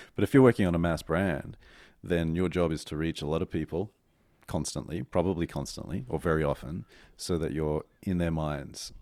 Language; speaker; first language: English; native; English